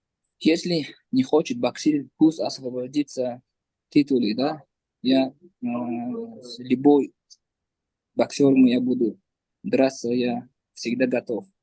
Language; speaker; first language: Russian; non-native, learner; Uzbek